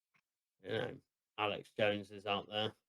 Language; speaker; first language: English; native; English